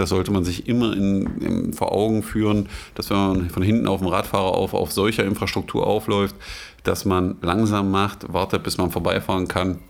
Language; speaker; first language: German; native; German